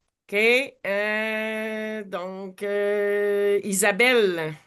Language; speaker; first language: French; native; French